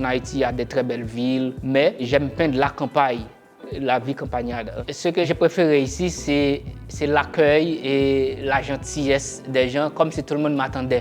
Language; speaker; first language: French; non-native, local second language; Haitian Creole